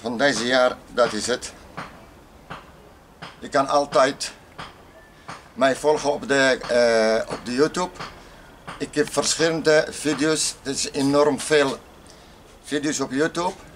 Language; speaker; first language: Dutch; non-native, learner; Arabic